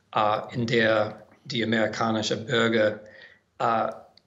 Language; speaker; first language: German; non-native, fluent; English